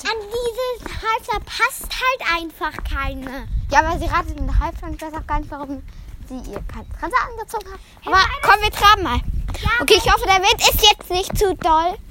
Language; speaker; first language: German; native; German